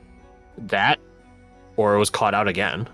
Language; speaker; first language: English; native; English